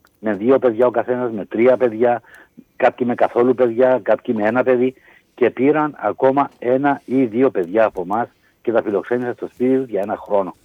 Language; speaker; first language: Greek; native; Greek